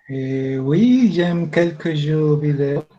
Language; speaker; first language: French; non-native, learner; Spanish